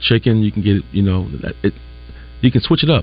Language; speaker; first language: English; native; English